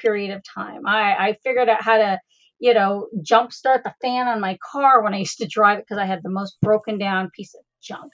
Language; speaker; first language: English; native; English